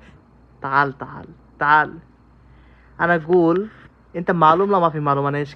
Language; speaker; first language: Arabic; non-native, learner; Bangla